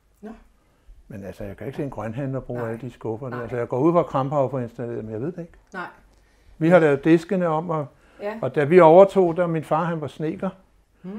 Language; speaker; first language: Danish; native; Danish